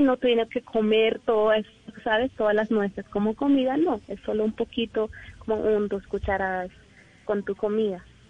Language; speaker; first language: Spanish; non-native, learner; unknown